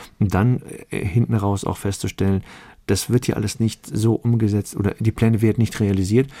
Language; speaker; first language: German; early bilingual, other home language; Turkish